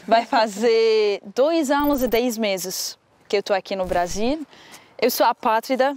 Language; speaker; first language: Portuguese; non-native, learner; Arabic